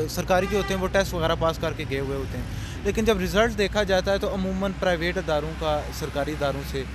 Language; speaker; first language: Urdu; non-native, local second language; Pahari-Potwari